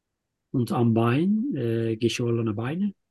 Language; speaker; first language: German; non-native, learner; Turkish